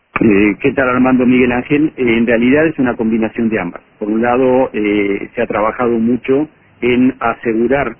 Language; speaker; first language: Spanish; native; Spanish